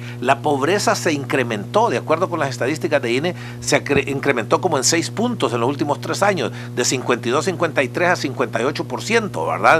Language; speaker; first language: Spanish; native; Spanish